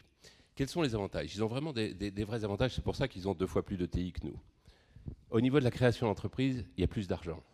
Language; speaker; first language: French; native; French